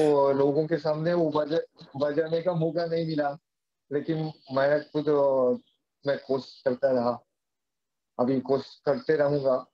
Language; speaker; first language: Hindi; non-native, fluent; Japanese